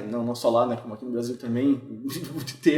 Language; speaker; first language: Portuguese; native; Portuguese